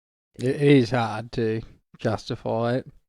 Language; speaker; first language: English; native; English